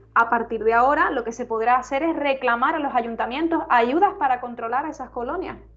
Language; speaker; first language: Spanish; native; Spanish